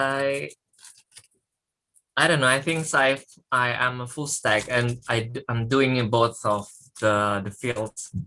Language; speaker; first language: English; non-native, learner; Indonesian